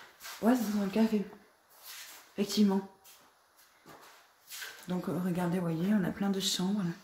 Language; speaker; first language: French; native; French